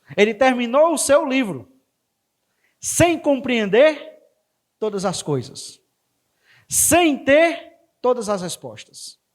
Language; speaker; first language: Portuguese; native; Portuguese